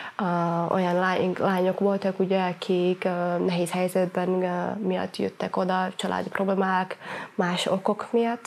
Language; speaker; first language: Hungarian; non-native, fluent; Somali